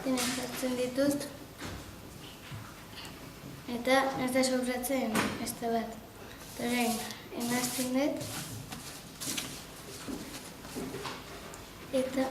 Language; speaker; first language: Basque; non-native, learner; Spanish